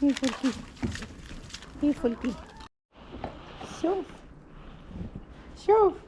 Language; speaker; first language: Arabic; non-native, learner; Portuguese